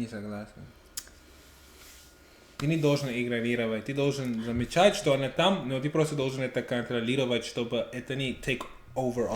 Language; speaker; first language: Russian; non-native, learner; English